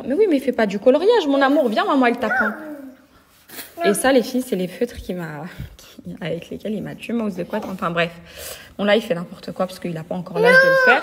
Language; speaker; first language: French; native; French